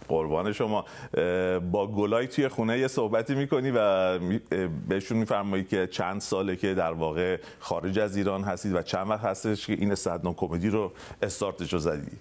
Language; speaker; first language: Persian; native; Persian